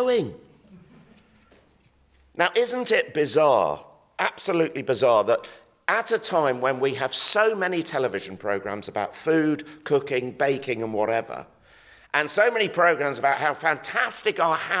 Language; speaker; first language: English; native; English